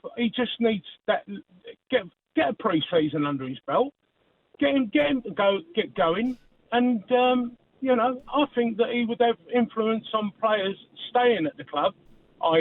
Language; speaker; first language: English; native; English